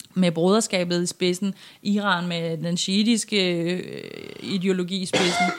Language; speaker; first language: Danish; non-native, fluent; Persian